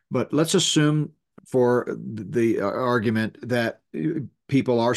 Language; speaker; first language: English; native; English